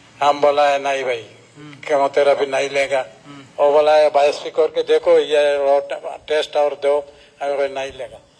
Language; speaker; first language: Hindi; non-native, local second language; Assamese